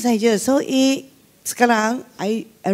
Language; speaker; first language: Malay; non-native, local second language; Hakka Chinese